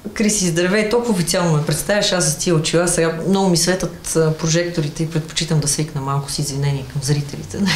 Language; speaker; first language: Bulgarian; early bilingual, other home language; Russian